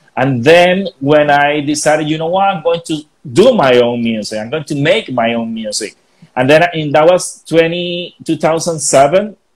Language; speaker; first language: English; non-native, fluent; Spanish